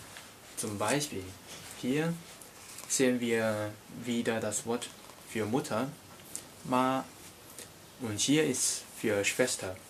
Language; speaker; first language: German; non-native, learner; Cantonese